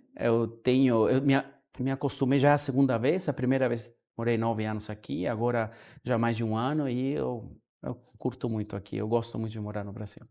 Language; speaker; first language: Portuguese; non-native, fluent; Spanish